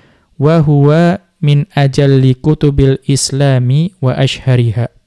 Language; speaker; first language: Arabic; non-native, fluent; Indonesian